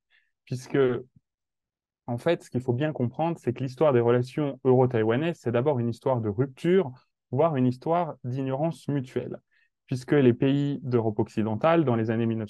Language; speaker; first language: French; native; French